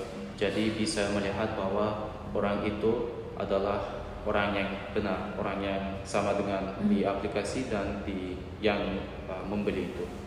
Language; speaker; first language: Indonesian; non-native, learner; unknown